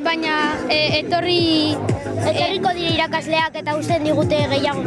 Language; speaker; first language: Basque; non-native, local second language; Spanish